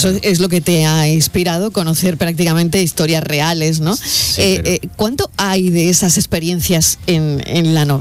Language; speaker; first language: Spanish; native; Spanish